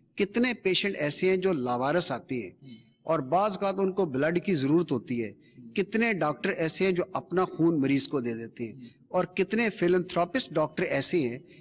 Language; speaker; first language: Urdu; non-native, local second language; Punjabi